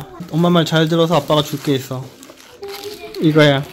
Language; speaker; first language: Korean; native; Korean